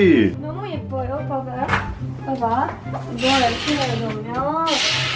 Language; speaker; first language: Korean; non-native, learner; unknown